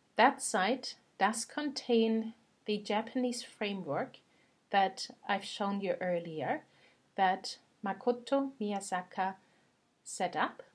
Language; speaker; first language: English; non-native, fluent; German